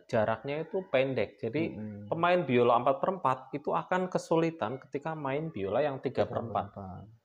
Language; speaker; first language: Indonesian; native; Indonesian